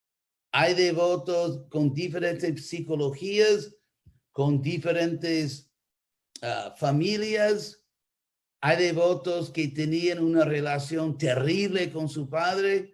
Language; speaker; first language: Spanish; non-native, fluent; English